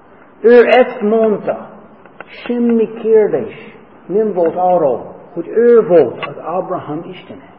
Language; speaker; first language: Hungarian; non-native, fluent; English